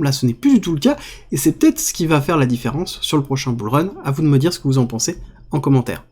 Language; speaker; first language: French; native; French